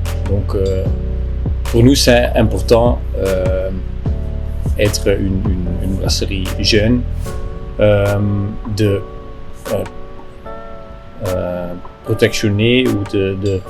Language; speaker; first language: French; non-native, local second language; Dutch